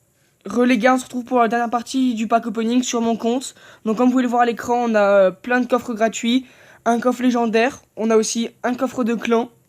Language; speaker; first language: French; native; French